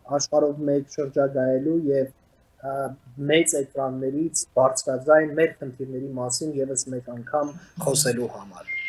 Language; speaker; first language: Armenian; native; Armenian